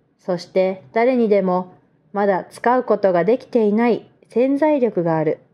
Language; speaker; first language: Japanese; non-native, fluent; Vietnamese